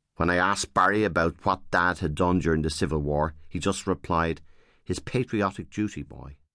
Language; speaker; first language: English; native; English